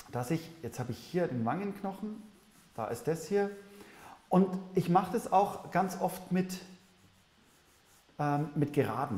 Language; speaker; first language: German; native; German